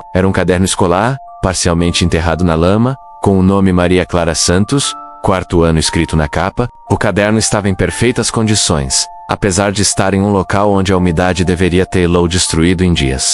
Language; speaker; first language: Portuguese; native; Portuguese